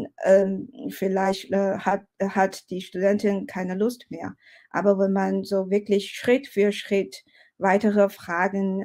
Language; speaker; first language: German; non-native, fluent; Chinese